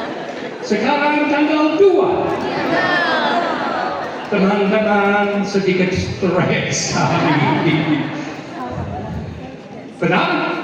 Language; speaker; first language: Indonesian; non-native, fluent; English